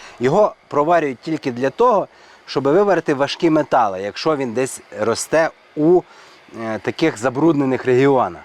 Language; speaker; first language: Ukrainian; native; Ukrainian